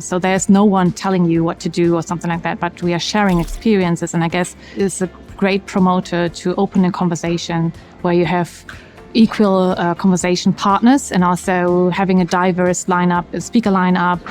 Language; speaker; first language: English; non-native, fluent; German